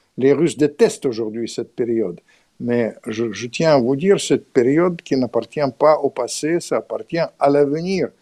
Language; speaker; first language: French; non-native, fluent; Russian